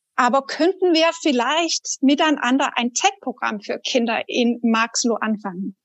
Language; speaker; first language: German; non-native, fluent; Danish